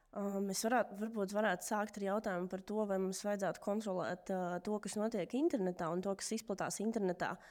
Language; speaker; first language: Latvian; non-native, local second language; Russian